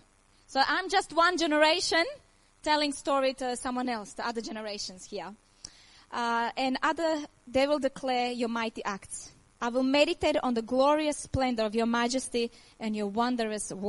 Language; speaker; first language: English; non-native, learner; Croatian